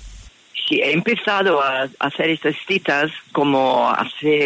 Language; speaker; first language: Spanish; non-native, fluent; English